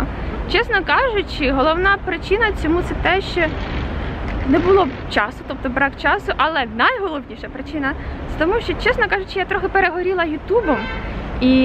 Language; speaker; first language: Ukrainian; native; Ukrainian